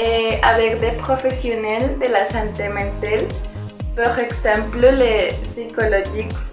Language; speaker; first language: French; non-native, learner; Spanish